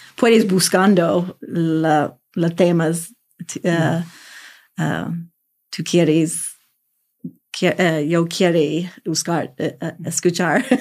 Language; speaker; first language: Spanish; non-native, learner; English